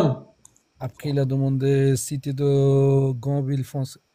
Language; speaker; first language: French; non-native, learner; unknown